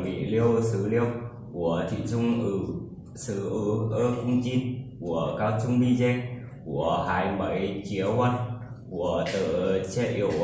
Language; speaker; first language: Chinese; non-native, learner; Vietnamese